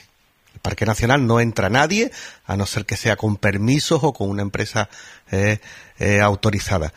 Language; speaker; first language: Spanish; native; Spanish